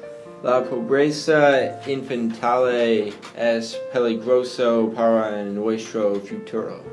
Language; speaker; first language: Spanish; non-native, learner; English